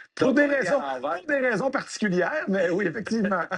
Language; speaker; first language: French; native; French